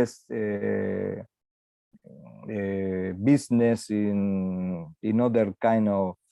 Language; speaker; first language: English; non-native, learner; Spanish